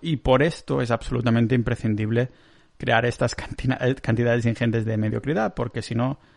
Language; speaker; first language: Spanish; non-native, local second language; Catalan